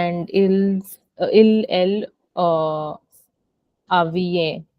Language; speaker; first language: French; non-native, learner; Hindi